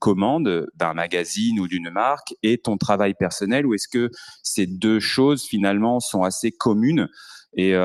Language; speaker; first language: French; native; French